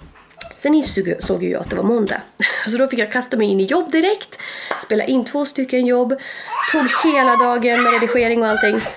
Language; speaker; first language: Swedish; native; Swedish